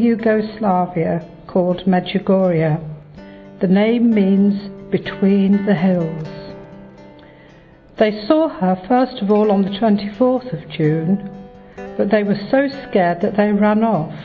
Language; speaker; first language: English; native; English